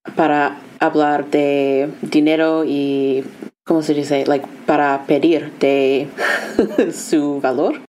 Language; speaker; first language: Spanish; non-native, learner; English